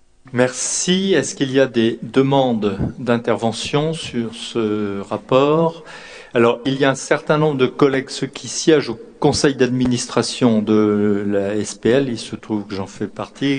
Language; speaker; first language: French; native; French